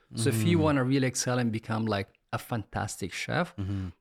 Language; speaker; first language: English; non-native, fluent; Italian